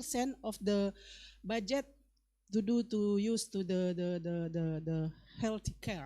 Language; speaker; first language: English; non-native, learner; Indonesian